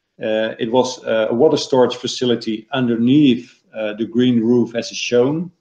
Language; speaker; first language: English; non-native, fluent; Dutch